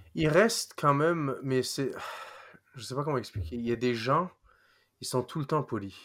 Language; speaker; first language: French; non-native, fluent; English